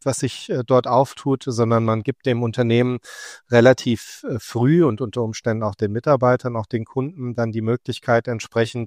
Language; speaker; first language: German; native; German